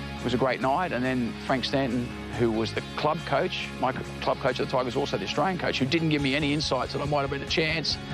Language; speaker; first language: English; native; English